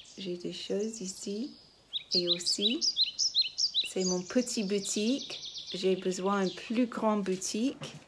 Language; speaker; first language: French; non-native, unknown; English